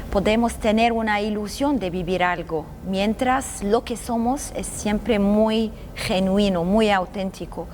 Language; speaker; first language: Spanish; non-native, fluent; Arabic